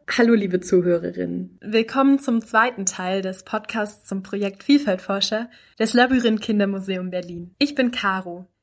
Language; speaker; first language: German; native; German